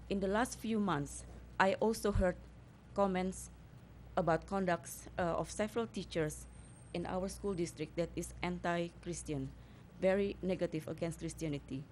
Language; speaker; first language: English; non-native, fluent; Indonesian